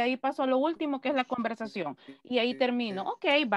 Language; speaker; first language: Spanish; native; Spanish